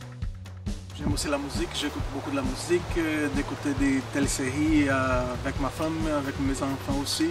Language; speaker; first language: French; non-native, fluent; Portuguese